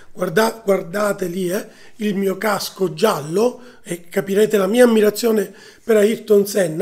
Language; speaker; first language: Italian; native; Italian